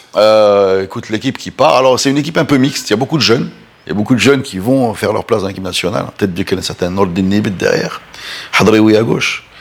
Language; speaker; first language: French; non-native, local second language; Arabic